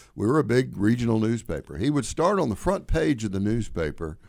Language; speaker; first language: English; native; English